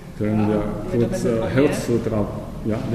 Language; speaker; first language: German; non-native, learner; Japanese